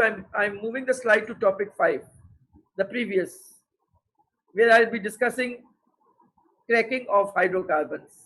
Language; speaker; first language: English; non-native, local second language; Urdu